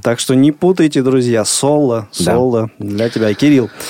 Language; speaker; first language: Russian; native; Russian